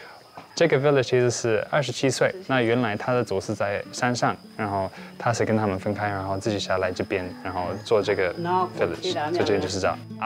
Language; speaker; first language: Chinese; early bilingual, heritage; Chinese